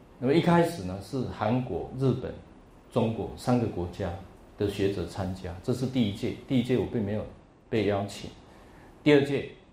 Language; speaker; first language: Chinese; native; Chinese